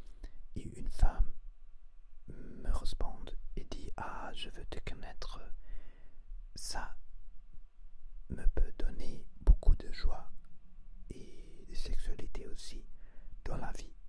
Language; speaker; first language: French; non-native, learner; Spanish